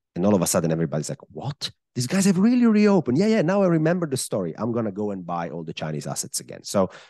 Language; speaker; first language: English; non-native, fluent; Italian